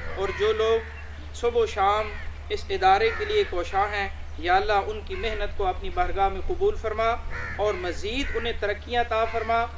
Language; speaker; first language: Urdu; non-native, local second language; Punjabi